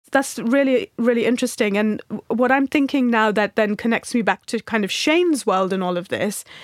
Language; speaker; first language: English; non-native, local second language; Hindi